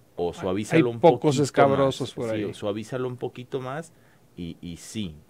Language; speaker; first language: Spanish; native; Spanish